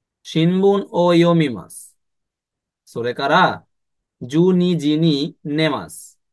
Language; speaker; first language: Japanese; non-native, fluent; Bangla